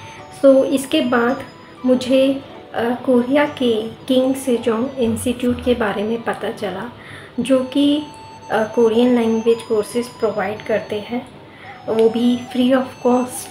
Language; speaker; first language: Hindi; native; Hindi